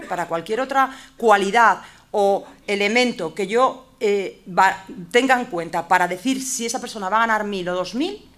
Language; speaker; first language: Spanish; native; Spanish